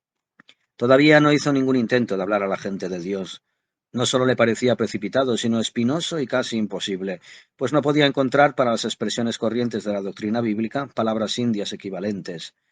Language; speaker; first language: Spanish; native; Spanish